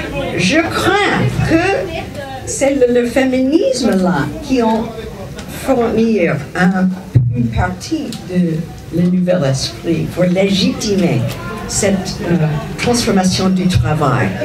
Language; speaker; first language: French; non-native, fluent; English